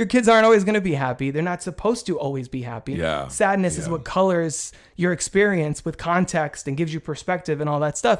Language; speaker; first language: English; native; English